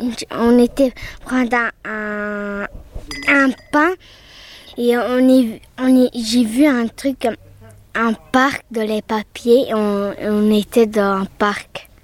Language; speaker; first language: French; early bilingual, heritage; French